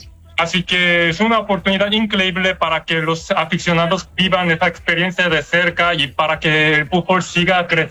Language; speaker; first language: Spanish; non-native, fluent; Korean